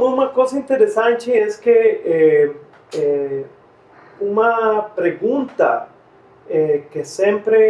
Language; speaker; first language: Portuguese; non-native, fluent; Spanish